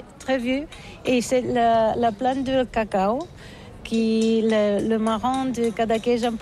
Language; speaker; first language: French; non-native, learner; Catalan